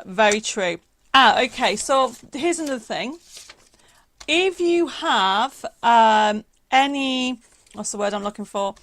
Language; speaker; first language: English; native; English